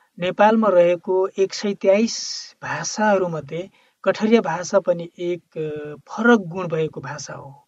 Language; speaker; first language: Nepali; non-native, local second language; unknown